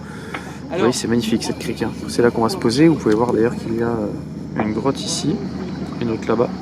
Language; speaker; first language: French; native; French